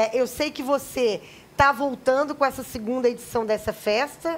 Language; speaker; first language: Portuguese; native; Portuguese